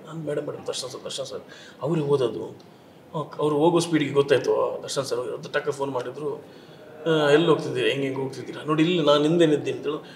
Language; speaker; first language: Kannada; non-native, local second language; Tulu